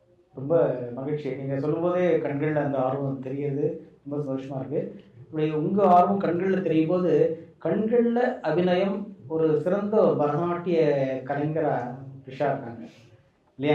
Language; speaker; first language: Tamil; native; Tamil